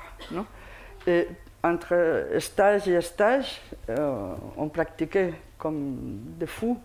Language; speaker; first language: French; non-native, fluent; Spanish